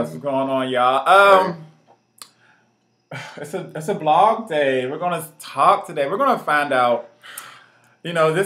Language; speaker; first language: English; native; English